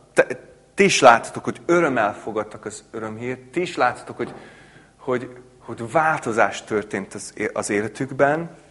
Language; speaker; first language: Hungarian; non-native, fluent; English